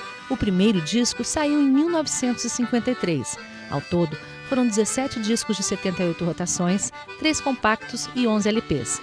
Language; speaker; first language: Portuguese; native; Portuguese